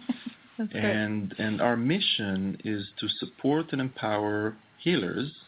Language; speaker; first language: English; non-native, fluent; Hebrew